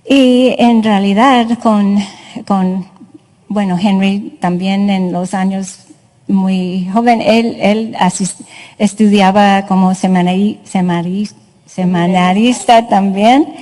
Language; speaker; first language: Spanish; non-native, fluent; English